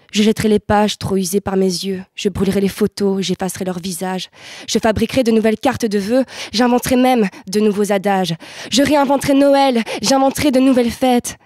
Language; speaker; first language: French; native; French